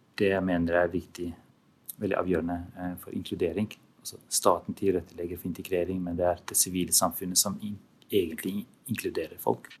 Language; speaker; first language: Norwegian; non-native, fluent; Albanian